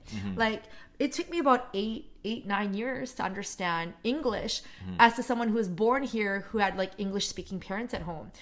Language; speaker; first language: English; non-native, fluent; Korean